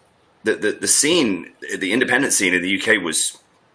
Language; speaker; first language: English; native; English